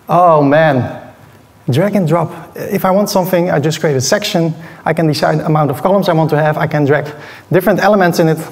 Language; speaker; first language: English; non-native, fluent; Dutch